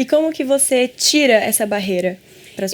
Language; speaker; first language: Portuguese; native; Portuguese